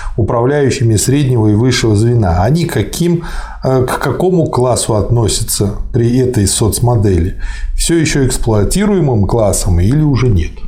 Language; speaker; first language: Russian; native; Russian